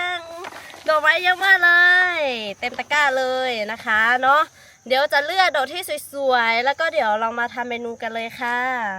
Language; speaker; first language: Thai; non-native, local second language; Lahu